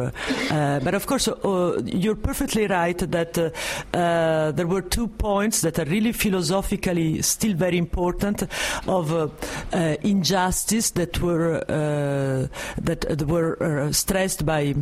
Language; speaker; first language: English; non-native, fluent; Italian